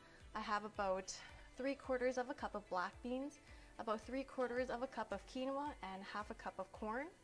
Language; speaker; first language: English; native; English